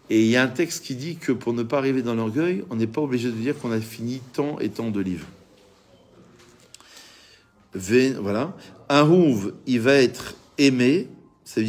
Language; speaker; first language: French; native; French